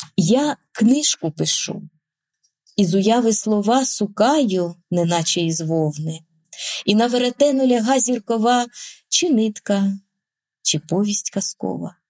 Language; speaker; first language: Ukrainian; non-native, local second language; Russian